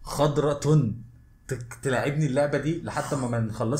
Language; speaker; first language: Arabic; native; Arabic